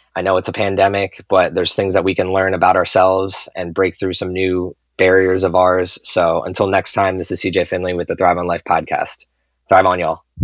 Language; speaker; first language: English; native; English